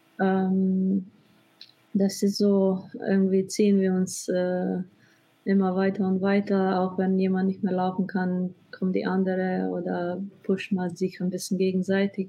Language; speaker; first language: German; non-native, fluent; Slovenian